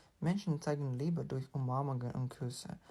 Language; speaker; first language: German; non-native, fluent; Ukrainian